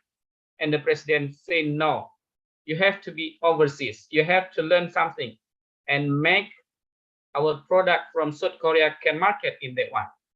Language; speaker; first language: English; non-native, fluent; Indonesian